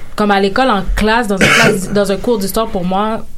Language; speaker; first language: French; native; French